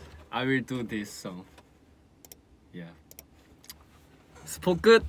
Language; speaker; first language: English; non-native, learner; Korean